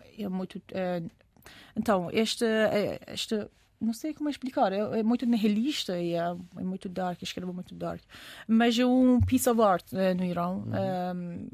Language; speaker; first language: Portuguese; non-native, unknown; Persian